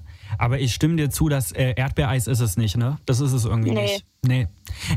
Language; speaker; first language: German; native; German